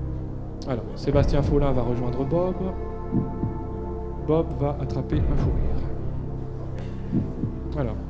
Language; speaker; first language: French; native; French